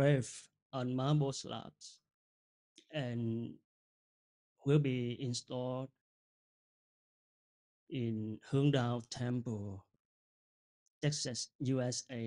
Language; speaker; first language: English; non-native, fluent; Vietnamese